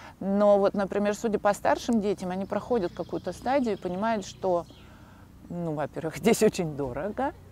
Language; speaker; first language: Russian; native; Russian